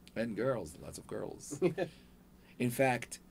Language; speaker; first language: English; non-native, fluent; Hebrew